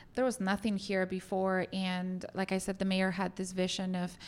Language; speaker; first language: English; non-native, fluent; Spanish